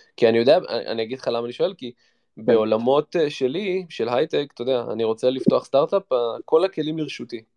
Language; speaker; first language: Hebrew; native; Hebrew